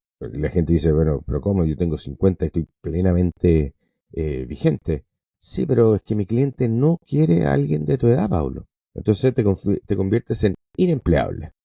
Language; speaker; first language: Spanish; non-native, local second language; English